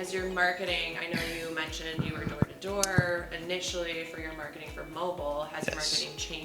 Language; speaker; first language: English; native; English